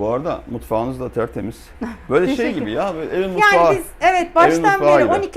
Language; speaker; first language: Turkish; native; Turkish